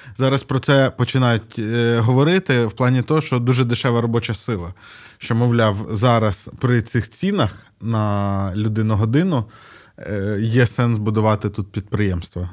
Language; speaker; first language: Ukrainian; native; Ukrainian